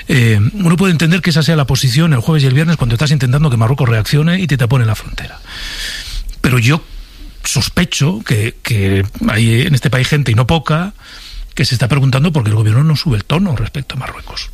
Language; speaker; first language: Spanish; native; Spanish